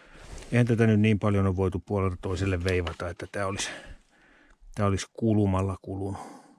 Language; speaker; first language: Finnish; native; Finnish